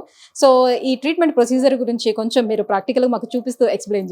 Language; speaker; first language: Telugu; native; Telugu